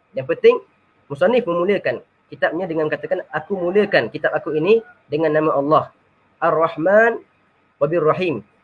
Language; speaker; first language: Malay; native; Malay